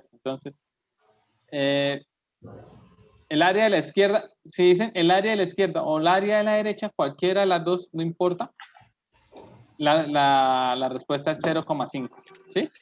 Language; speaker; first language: Spanish; native; Spanish